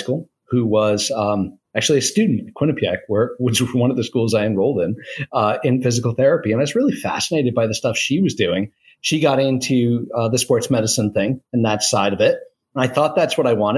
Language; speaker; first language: English; native; English